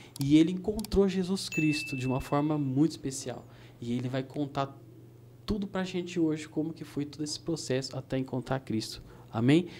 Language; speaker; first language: Portuguese; native; Portuguese